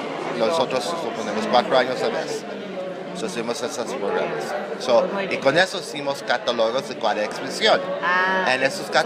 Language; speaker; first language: Spanish; non-native, learner; English